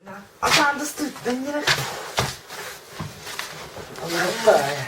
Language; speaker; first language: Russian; non-native, local second language; Yakut